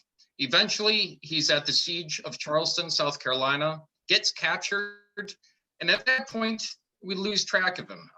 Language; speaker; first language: English; native; English